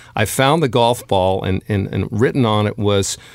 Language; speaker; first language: English; native; English